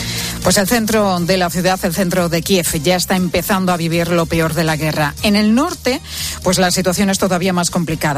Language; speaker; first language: Spanish; native; Spanish